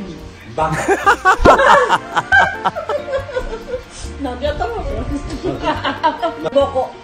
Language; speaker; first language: Japanese; non-native, learner; Filipino